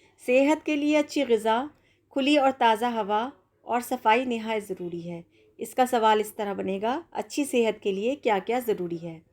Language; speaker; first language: Urdu; native; Urdu